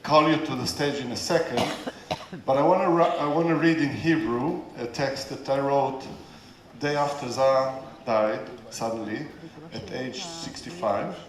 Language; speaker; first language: English; non-native, fluent; Hebrew